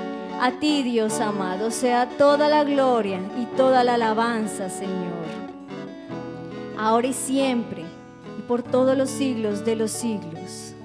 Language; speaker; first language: Spanish; native; Spanish